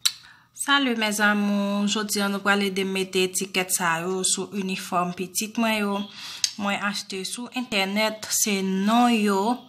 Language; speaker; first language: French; non-native, learner; Haitian Creole